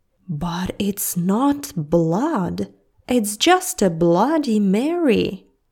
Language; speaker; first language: English; non-native, fluent; Russian